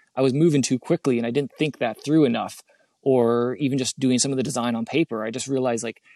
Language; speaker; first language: English; native; English